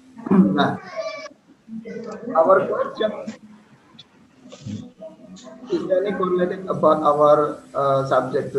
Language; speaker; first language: English; non-native, fluent; Indonesian